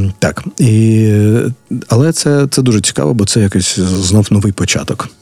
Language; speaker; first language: Ukrainian; non-native, local second language; Russian